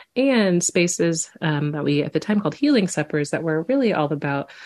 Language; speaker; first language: English; native; English